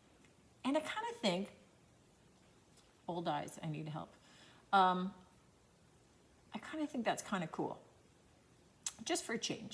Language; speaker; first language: English; native; English